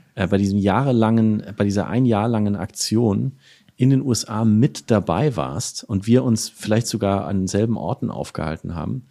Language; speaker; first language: German; native; German